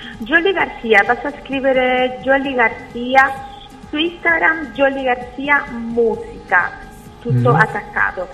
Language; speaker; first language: Italian; non-native, fluent; Spanish